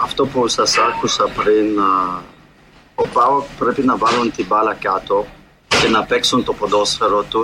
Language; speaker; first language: Greek; non-native, fluent; French